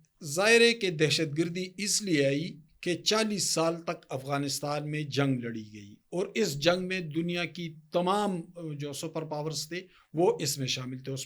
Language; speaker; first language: Urdu; native; Urdu